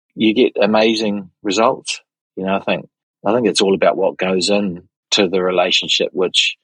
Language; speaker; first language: English; native; English